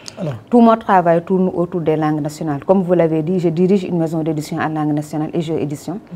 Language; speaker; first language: French; non-native, local second language; Wolof